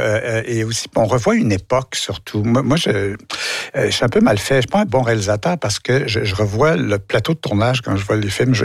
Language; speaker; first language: French; native; French